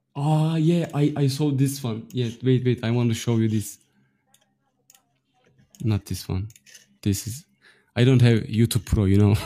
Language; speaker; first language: English; non-native, fluent; Turkish